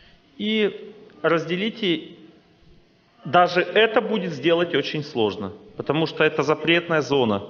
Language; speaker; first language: Russian; native; Russian